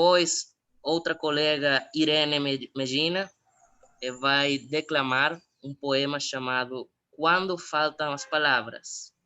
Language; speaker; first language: Portuguese; non-native, fluent; Spanish